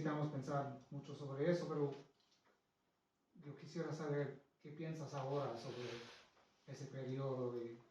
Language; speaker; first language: Spanish; non-native, fluent; English